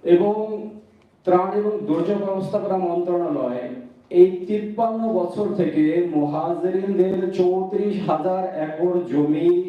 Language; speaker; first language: Bangla; non-native, local second language; Urdu